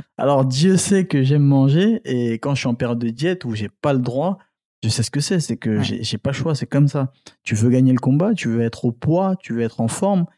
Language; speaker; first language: French; early bilingual, other home language; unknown